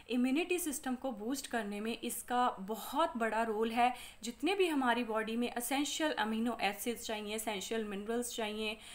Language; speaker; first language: Hindi; non-native, local second language; Punjabi